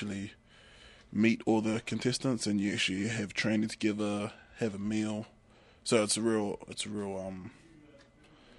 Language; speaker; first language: English; native; English